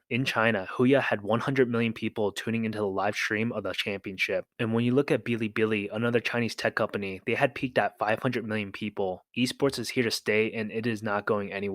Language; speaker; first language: English; native; English